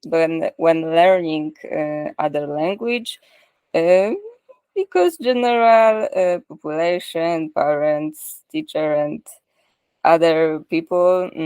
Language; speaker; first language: English; non-native, learner; Polish